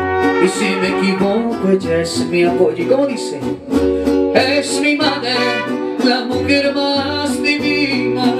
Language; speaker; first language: Spanish; native; Spanish